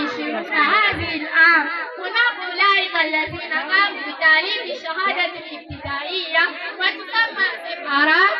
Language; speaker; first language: Arabic; non-native, learner; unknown